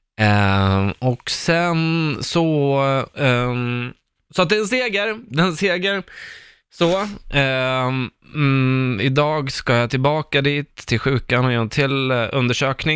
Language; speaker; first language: Swedish; early bilingual, other home language; Spanish